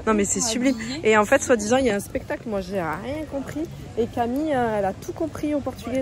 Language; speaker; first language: French; native; French